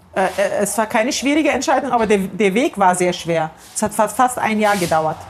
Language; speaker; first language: German; non-native, fluent; Turkish